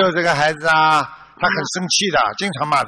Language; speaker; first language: Chinese; native; Chinese